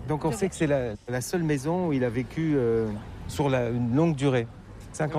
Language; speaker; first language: French; native; French